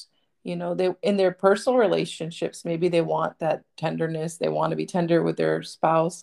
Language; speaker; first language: English; native; English